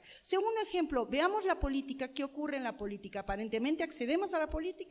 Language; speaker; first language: Spanish; native; Spanish